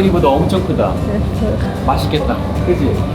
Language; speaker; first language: Korean; native; Korean